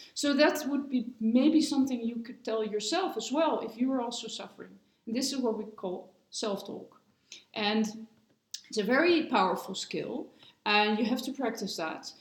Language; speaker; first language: English; non-native, fluent; Dutch